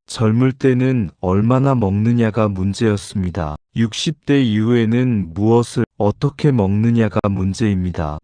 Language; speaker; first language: Korean; native; Korean